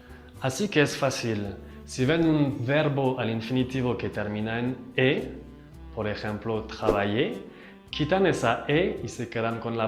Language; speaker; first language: Spanish; non-native, fluent; French